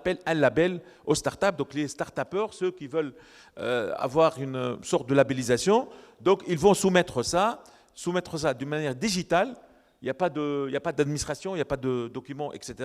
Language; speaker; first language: French; non-native, local second language; Arabic